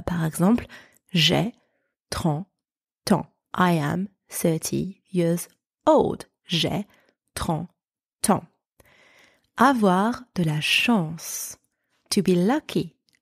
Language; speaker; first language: French; native; French